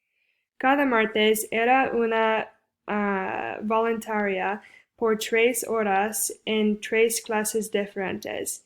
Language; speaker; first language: Spanish; non-native, fluent; English